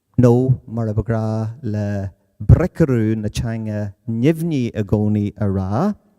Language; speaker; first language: Irish; non-native, fluent; English